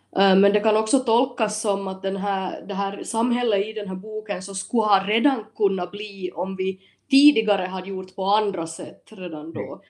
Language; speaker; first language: Swedish; native; Swedish